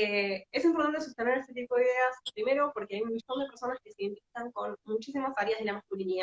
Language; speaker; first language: Spanish; native; Spanish